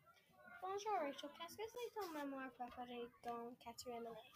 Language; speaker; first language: French; non-native, learner; English